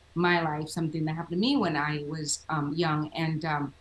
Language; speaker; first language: English; native; English